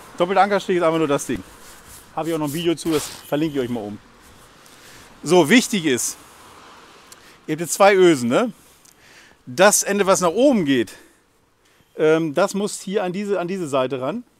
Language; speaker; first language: German; native; German